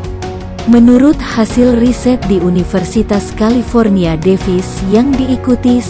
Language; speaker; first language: Indonesian; native; Indonesian